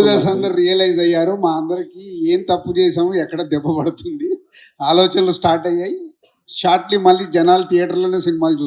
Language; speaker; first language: Telugu; native; Telugu